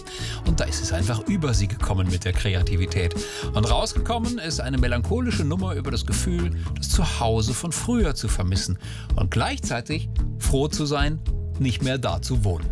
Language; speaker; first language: German; native; German